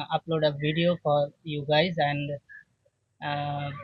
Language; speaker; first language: English; non-native, local second language; Bangla